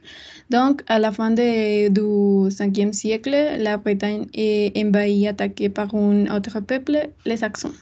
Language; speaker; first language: French; non-native, learner; Spanish